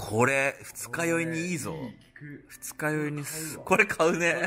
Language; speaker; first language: Japanese; native; Japanese